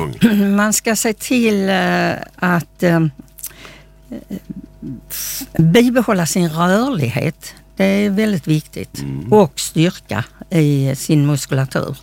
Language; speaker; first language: Swedish; native; Swedish